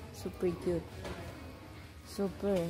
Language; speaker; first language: English; non-native, learner; Filipino